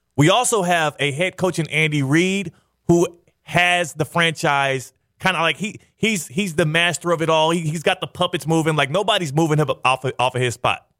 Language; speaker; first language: English; native; English